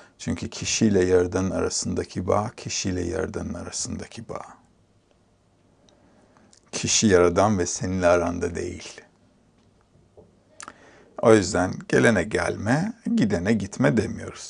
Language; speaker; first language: Turkish; native; Turkish